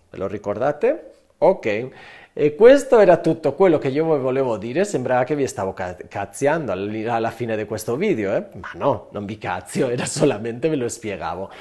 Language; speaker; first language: Italian; non-native, fluent; Spanish